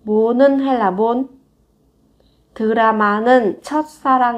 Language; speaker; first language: Korean; non-native, fluent; Vietnamese